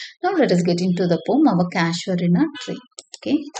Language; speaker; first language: English; non-native, local second language; Tamil